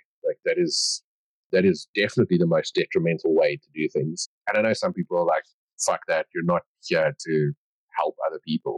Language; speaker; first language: English; native; English